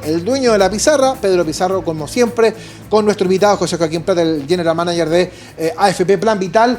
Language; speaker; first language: Spanish; native; Spanish